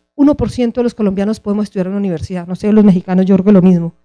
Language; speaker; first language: Spanish; native; Spanish